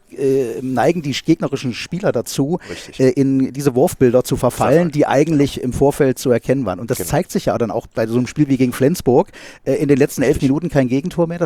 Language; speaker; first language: German; native; German